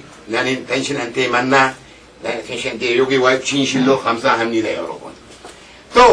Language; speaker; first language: Korean; non-native, learner; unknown